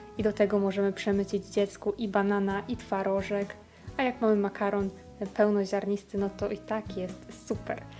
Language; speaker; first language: Polish; native; Polish